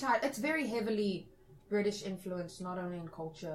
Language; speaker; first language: English; native; English